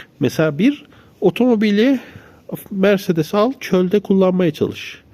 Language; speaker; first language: Turkish; native; Turkish